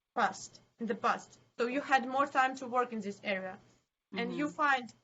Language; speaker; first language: English; non-native, learner; Ukrainian